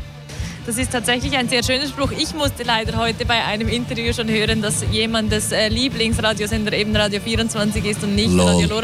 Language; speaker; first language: German; native; German